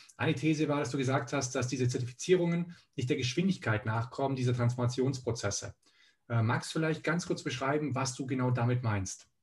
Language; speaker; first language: German; early bilingual, other home language; Serbian